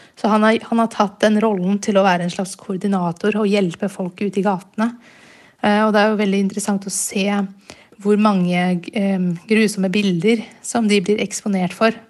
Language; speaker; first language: Norwegian; early bilingual, other home language; Burmese